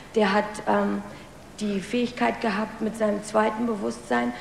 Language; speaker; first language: German; native; German